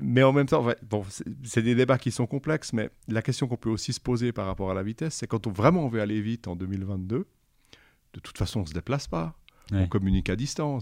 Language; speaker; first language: French; native; French